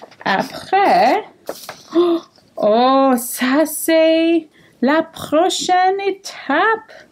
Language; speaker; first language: French; non-native, fluent; English